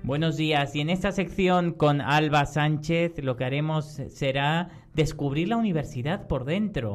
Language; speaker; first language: Spanish; native; Spanish